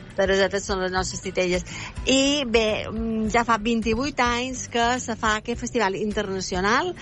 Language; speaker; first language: Catalan; native; Catalan